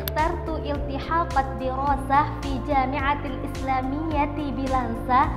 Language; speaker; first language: Arabic; non-native, learner; Indonesian